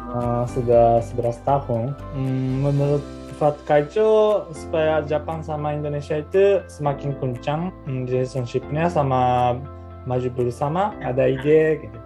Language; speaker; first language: Indonesian; non-native, learner; Japanese